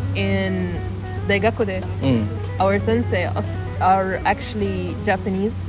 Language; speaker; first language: English; non-native, fluent; Arabic